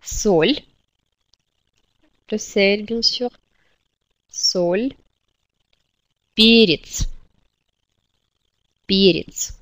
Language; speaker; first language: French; non-native, fluent; Russian